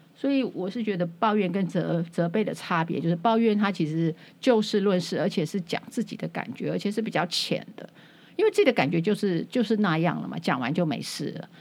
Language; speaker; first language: Chinese; native; Chinese